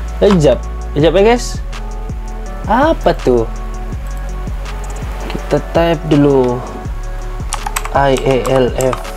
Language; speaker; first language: Malay; native; Malay